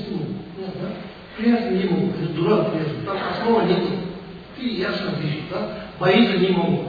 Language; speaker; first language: Russian; non-native, learner; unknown